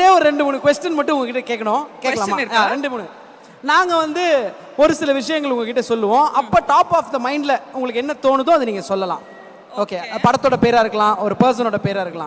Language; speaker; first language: Tamil; native; Tamil